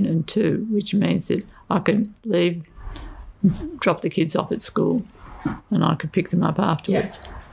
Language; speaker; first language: English; native; English